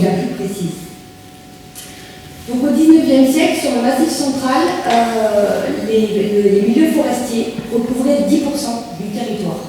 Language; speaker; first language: French; native; French